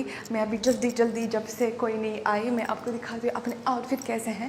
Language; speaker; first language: Hindi; non-native, fluent; Russian